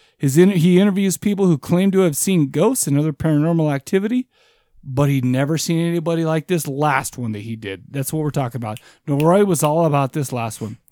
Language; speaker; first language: English; native; English